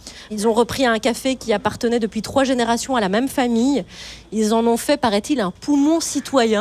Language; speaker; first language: French; native; French